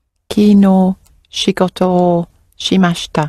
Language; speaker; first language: Japanese; non-native, learner; English